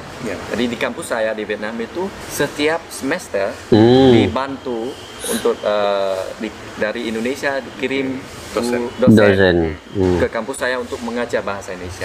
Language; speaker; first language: Indonesian; non-native, fluent; Vietnamese